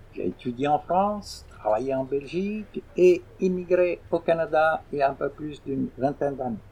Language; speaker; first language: French; non-native, local second language; Arabic